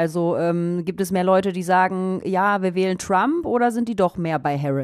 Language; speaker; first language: German; native; German